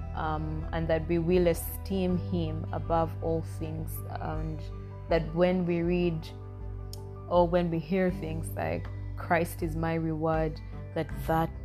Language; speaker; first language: English; non-native, local second language; Acoli